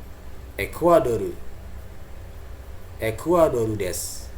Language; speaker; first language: Japanese; non-native, fluent; Indonesian